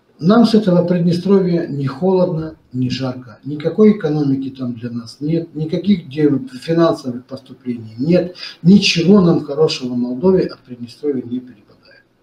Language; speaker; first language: Russian; non-native, local second language; Romanian